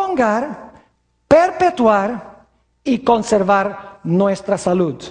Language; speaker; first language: Spanish; native; Spanish